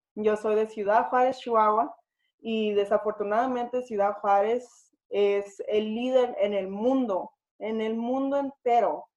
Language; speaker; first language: Spanish; early bilingual, other home language; English